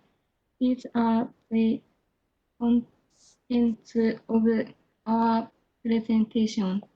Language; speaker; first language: English; non-native, learner; Japanese